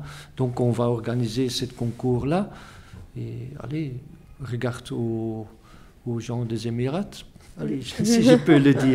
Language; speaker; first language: French; non-native, fluent; Dutch